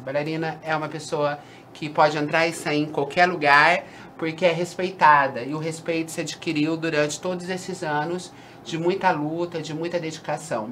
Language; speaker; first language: Portuguese; native; Portuguese